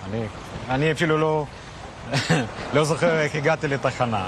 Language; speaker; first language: Hebrew; non-native, fluent; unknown